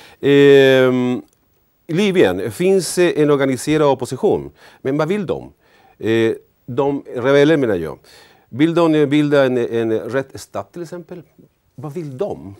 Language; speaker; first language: Swedish; non-native, learner; Spanish